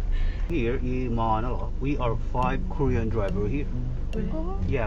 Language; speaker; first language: English; non-native, learner; Korean